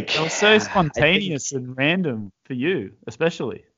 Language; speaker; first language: English; native; English